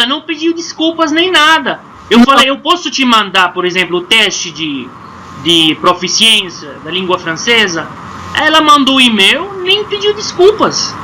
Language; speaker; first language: Portuguese; non-native, fluent; Arabic